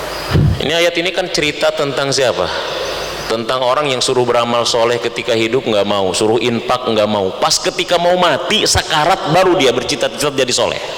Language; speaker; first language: Indonesian; native; Indonesian